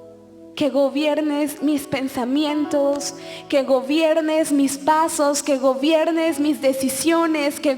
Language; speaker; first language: Spanish; native; Spanish